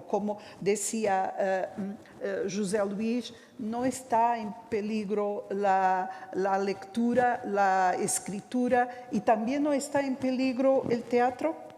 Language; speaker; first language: Spanish; non-native, fluent; Portuguese